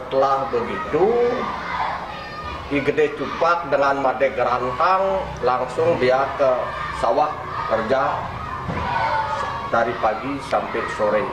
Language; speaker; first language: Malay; non-native, local second language; Balinese